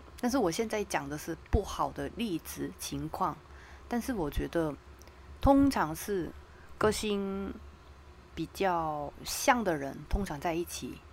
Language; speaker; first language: Chinese; non-native, fluent; Korean